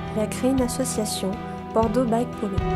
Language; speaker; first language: French; native; French